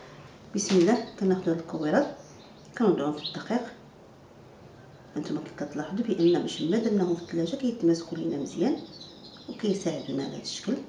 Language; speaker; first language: Arabic; native; Arabic